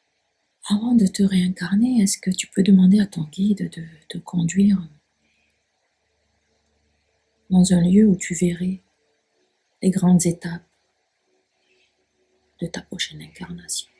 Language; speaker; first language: French; native; French